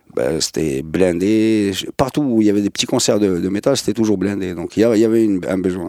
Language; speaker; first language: French; non-native, local second language; Arabic